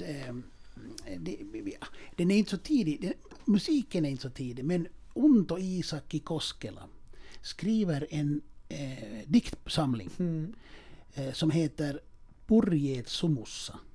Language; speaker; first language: Swedish; native; Swedish